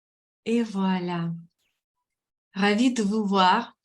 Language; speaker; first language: French; non-native, fluent; Russian